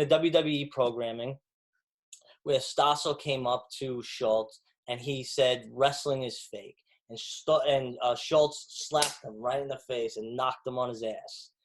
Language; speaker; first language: English; native; English